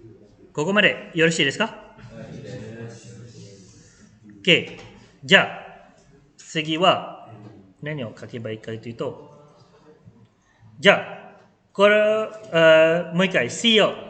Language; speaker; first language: Japanese; non-native, fluent; Malay